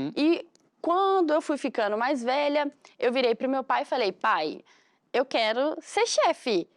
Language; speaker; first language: Portuguese; native; Portuguese